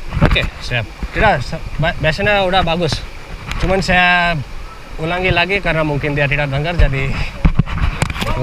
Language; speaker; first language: Indonesian; non-native, fluent; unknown